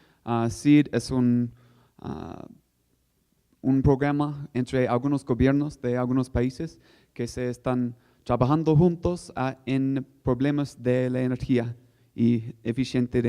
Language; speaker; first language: Spanish; non-native, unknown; English